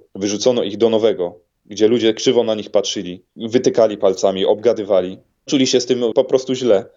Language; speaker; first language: Polish; native; Polish